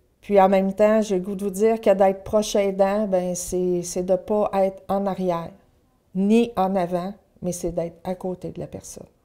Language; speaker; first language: French; native; French